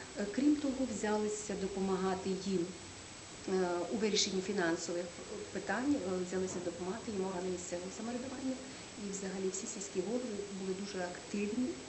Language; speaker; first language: Ukrainian; native; Ukrainian